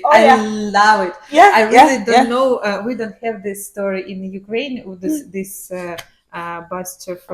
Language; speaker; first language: English; non-native, learner; Ukrainian